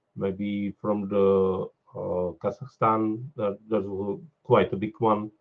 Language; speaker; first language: English; non-native, fluent; Czech